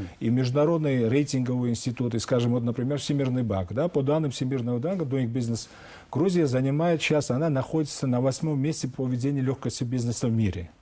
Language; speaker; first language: Russian; non-native, local second language; Georgian